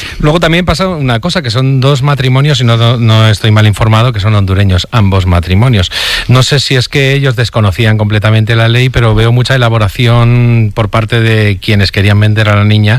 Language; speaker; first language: Spanish; native; Spanish